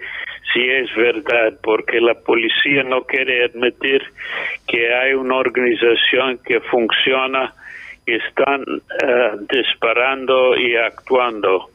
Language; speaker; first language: Spanish; non-native, fluent; English